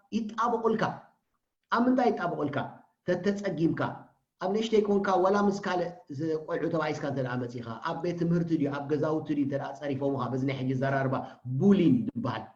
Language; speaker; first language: Tigrinya; native; Tigrinya